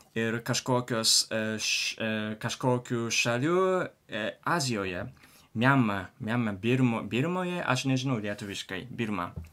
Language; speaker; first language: Lithuanian; non-native, learner; Japanese